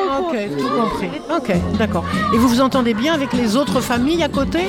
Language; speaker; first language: French; native; French